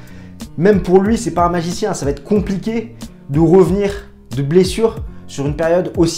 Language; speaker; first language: French; native; French